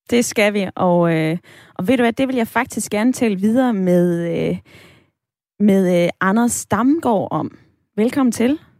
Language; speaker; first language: Danish; native; Danish